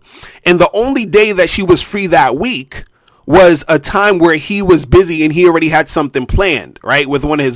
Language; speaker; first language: English; native; English